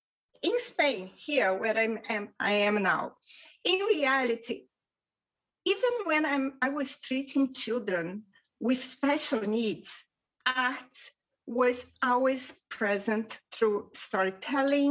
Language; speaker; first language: English; non-native, fluent; Portuguese